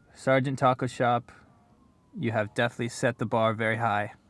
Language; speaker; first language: English; native; English